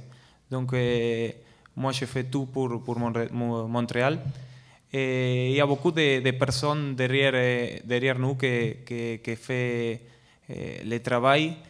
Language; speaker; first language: French; non-native, learner; Spanish